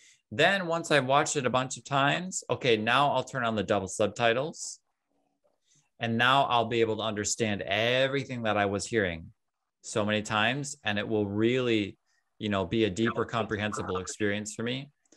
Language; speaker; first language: English; native; English